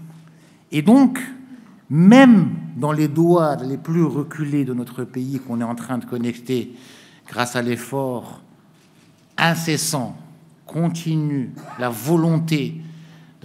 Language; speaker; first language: French; non-native, local second language; Arabic